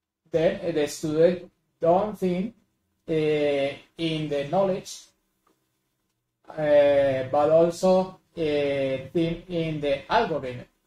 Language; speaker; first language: English; non-native, learner; Spanish